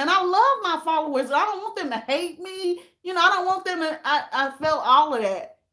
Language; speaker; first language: English; native; English